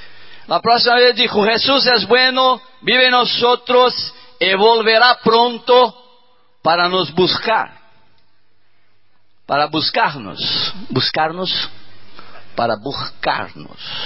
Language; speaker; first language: Spanish; non-native, learner; Portuguese